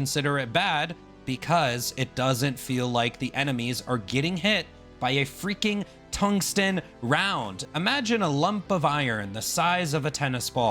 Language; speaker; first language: English; native; English